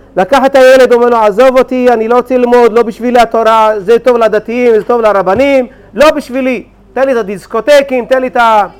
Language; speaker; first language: Hebrew; native; Hebrew